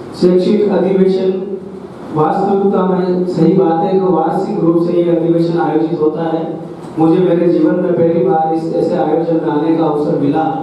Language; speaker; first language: Hindi; native; Hindi